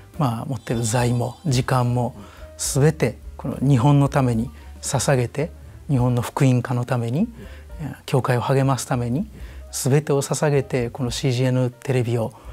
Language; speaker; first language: Japanese; native; Japanese